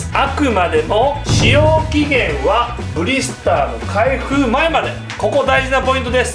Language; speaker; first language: Japanese; native; Japanese